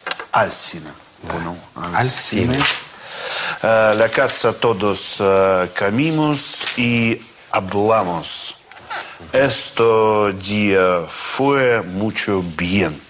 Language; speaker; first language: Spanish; non-native, learner; Russian